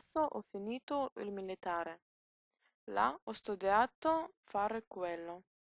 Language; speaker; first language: Italian; non-native, learner; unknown